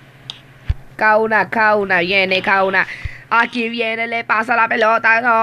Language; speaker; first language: Spanish; native; Spanish